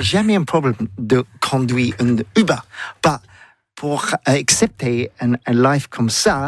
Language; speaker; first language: French; non-native, learner; English